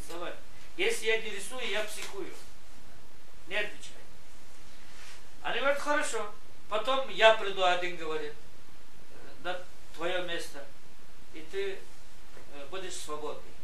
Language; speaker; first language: Russian; non-native, local second language; Gagauz